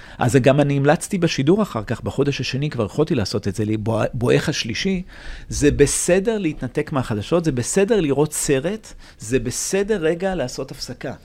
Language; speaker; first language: Hebrew; native; Hebrew